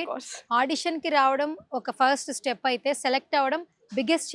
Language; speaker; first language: Telugu; native; Telugu